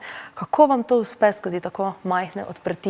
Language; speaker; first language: Slovenian; native; Slovenian